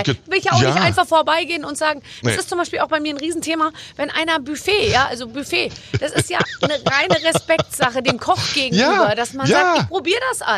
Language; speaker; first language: German; native; German